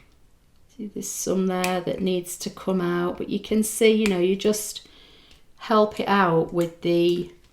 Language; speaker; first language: English; native; English